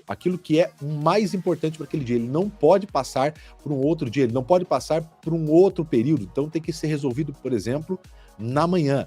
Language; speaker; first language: Portuguese; native; Portuguese